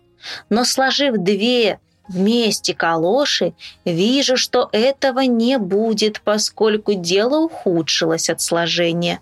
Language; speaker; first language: Russian; native; Russian